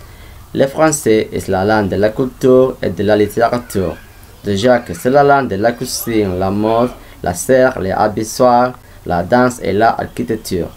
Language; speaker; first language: French; non-native, learner; Spanish